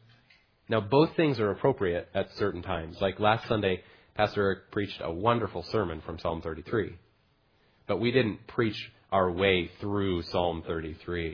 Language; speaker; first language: English; native; English